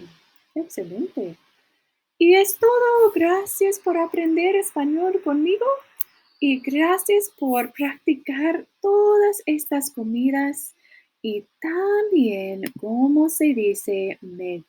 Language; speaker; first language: Spanish; non-native, fluent; English